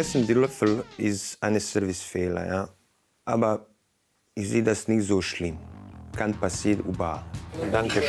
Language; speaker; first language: German; non-native, fluent; Croatian